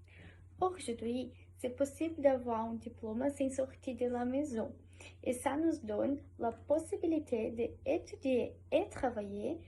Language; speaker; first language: French; non-native, learner; Portuguese